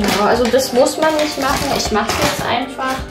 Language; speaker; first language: German; native; German